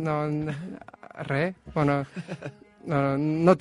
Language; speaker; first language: Catalan; non-native, learner; Korean